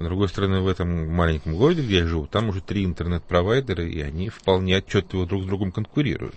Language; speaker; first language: Russian; native; Russian